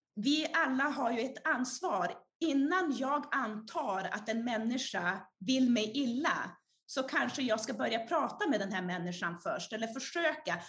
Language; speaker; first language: Swedish; early bilingual, other home language; Portuguese